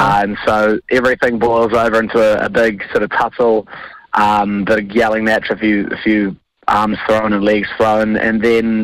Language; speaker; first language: English; native; English